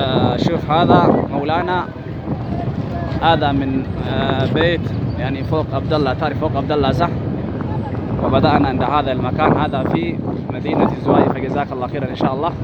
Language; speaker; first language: Arabic; non-native, learner; Oromo